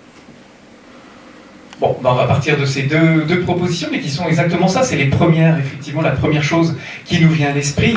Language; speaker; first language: French; native; French